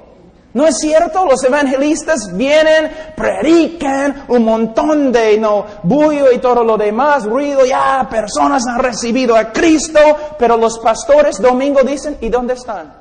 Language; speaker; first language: Spanish; non-native, fluent; English